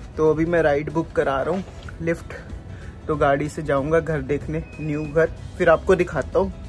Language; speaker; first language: Hindi; native; Hindi